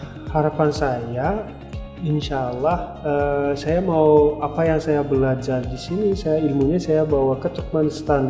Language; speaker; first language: Indonesian; non-native, fluent; Turkmen